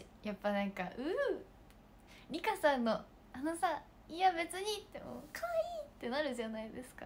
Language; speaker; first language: Japanese; native; Japanese